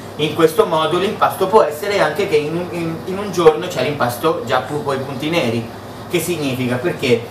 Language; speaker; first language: Italian; early bilingual, heritage; Italian